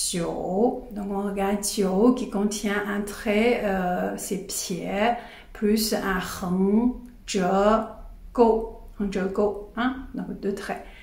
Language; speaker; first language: French; non-native, fluent; Chinese